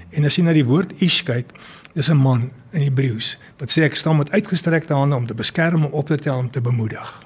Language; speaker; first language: Afrikaans; early bilingual, other home language; English